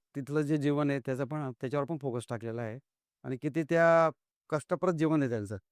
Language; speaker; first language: Marathi; native; Marathi